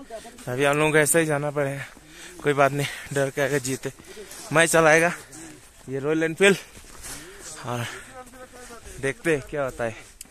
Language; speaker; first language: Hindi; non-native, local second language; Bangla